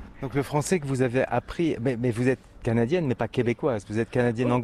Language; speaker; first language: French; native; French